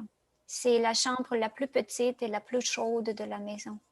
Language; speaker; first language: French; non-native, fluent; Russian